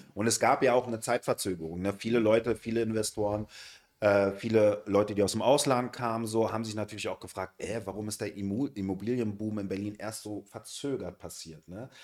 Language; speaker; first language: German; native; German